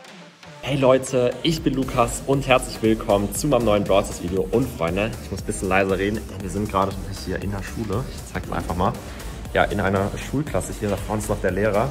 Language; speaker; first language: German; native; German